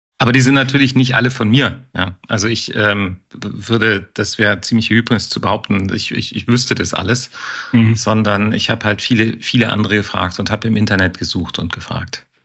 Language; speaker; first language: German; native; German